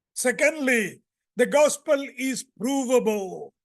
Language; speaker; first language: English; non-native, local second language; Hindi